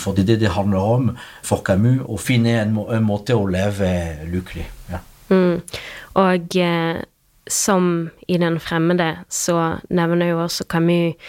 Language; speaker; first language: Norwegian; non-native, fluent; French